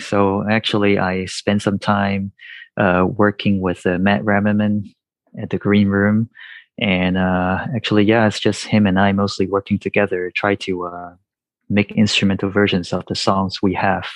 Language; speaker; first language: English; non-native, local second language; Cantonese